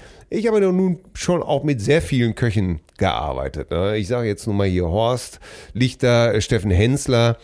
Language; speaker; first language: German; native; German